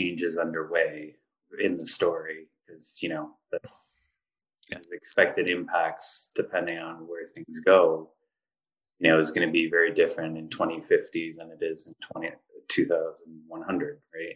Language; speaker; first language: English; native; English